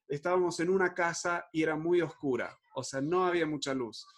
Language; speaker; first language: Spanish; native; Spanish